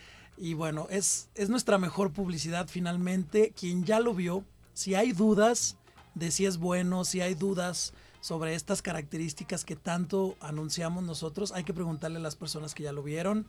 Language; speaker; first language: Spanish; native; Spanish